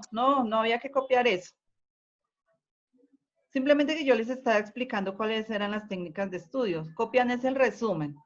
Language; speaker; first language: Spanish; native; Spanish